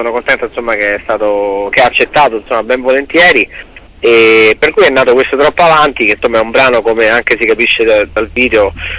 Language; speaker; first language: Italian; native; Italian